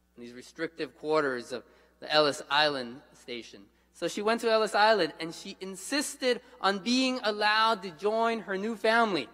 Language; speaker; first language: English; native; English